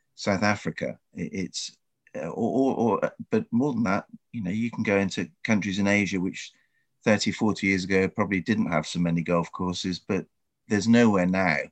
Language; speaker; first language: English; native; English